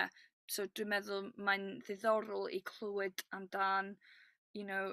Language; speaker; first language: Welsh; non-native, learner; English